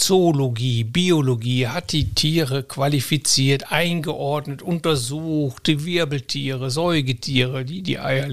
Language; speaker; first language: German; native; German